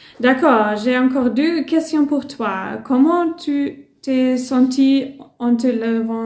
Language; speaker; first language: French; non-native, learner; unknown